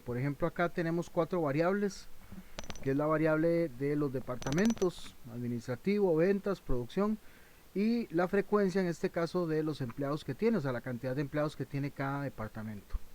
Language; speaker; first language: Spanish; native; Spanish